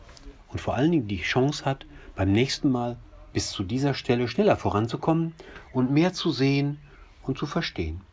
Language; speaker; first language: German; native; German